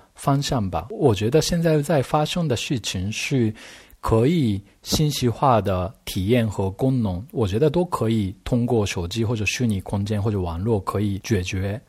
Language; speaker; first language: Chinese; non-native, fluent; Japanese